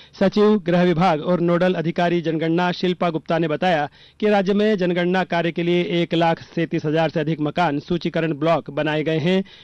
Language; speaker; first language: Hindi; native; Hindi